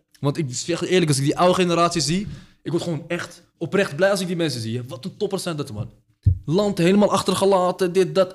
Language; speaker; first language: Dutch; early bilingual, other home language; Arabic